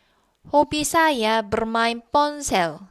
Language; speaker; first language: Indonesian; non-native, fluent; Korean